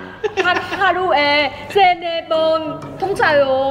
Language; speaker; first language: Korean; non-native, learner; Vietnamese